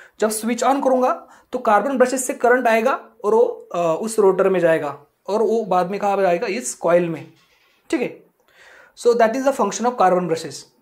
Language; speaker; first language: Hindi; non-native, local second language; Marathi